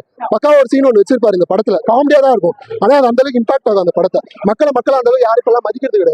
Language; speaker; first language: Tamil; native; Tamil